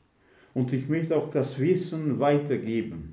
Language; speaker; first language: German; non-native, fluent; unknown